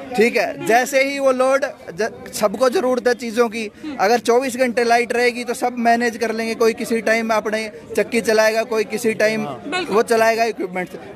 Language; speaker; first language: Hindi; native; Hindi